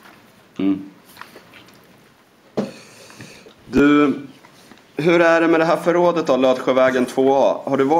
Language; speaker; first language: Swedish; native; Swedish